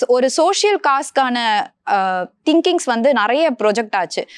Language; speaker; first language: Tamil; native; Tamil